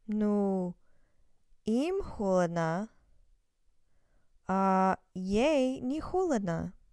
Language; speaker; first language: Russian; non-native, fluent; English